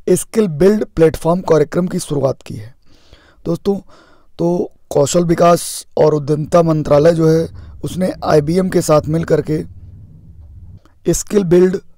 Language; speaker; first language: Hindi; native; Hindi